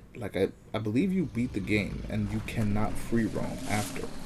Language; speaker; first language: English; native; English